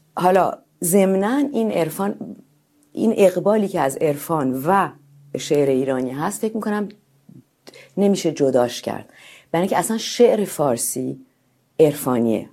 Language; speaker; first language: Persian; native; Persian